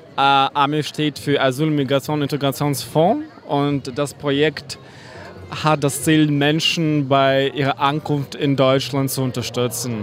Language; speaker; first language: German; non-native, fluent; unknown